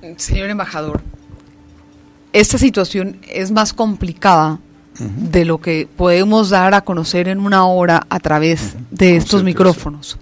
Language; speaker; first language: Spanish; native; Spanish